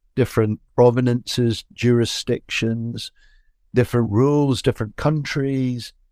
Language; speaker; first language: English; native; English